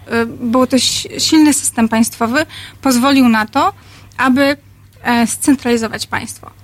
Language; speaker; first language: Polish; native; Polish